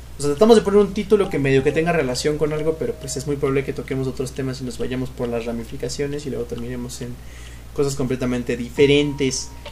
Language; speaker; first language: Spanish; native; Spanish